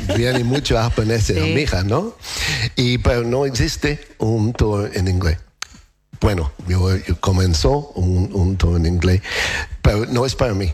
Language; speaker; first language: Spanish; non-native, learner; English